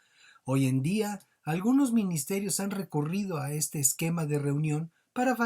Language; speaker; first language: Spanish; native; Spanish